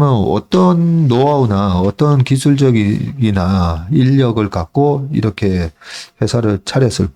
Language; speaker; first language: Korean; native; Korean